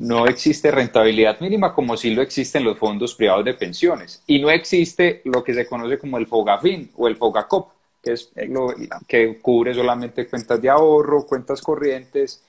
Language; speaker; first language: Spanish; native; Spanish